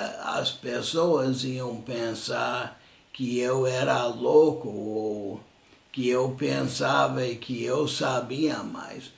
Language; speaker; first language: Portuguese; non-native, fluent; English